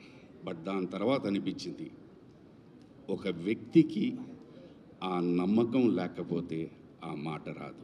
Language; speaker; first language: Telugu; native; Telugu